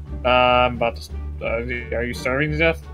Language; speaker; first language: English; native; English